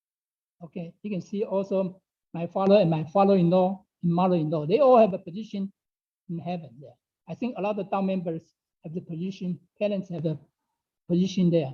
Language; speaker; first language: English; non-native, fluent; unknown